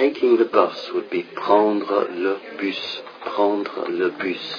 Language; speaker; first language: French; non-native, fluent; English